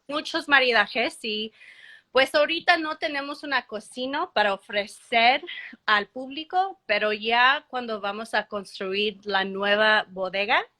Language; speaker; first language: Spanish; early bilingual, heritage; Spanish